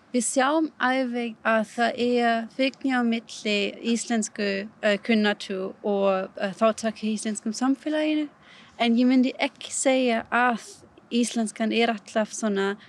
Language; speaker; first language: Icelandic; non-native, learner; German